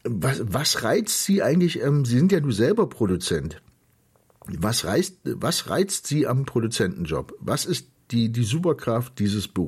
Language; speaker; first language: German; native; German